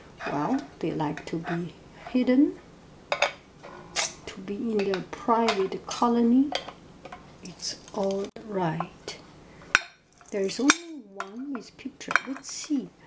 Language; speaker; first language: English; non-native, fluent; Chinese